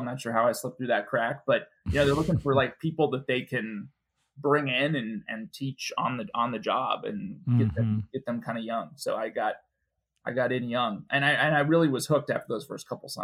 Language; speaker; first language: English; native; English